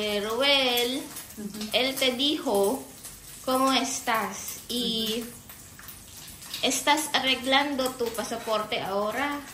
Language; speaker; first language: Spanish; non-native, learner; Filipino